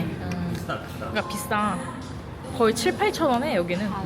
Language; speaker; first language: Korean; native; Korean